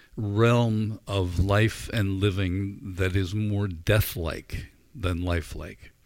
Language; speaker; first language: English; native; English